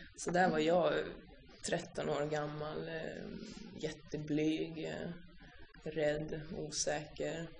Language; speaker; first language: Swedish; early bilingual, other home language; Finnish